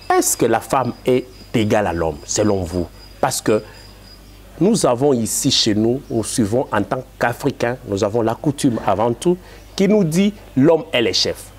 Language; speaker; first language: French; non-native, local second language; Lingala